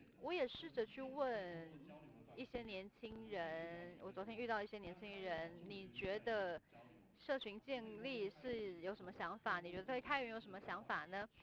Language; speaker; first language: Chinese; non-native, fluent; Vietnamese